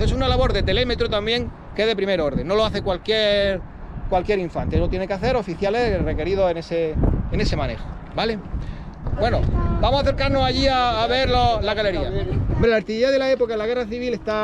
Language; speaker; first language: Spanish; native; Spanish